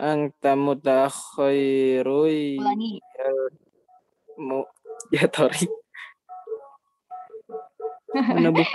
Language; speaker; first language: Arabic; non-native, learner; Indonesian